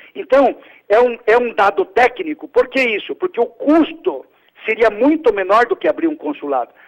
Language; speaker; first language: Portuguese; early bilingual, other home language; Italian